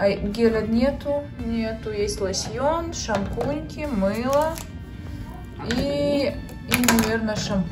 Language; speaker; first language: Russian; native; Russian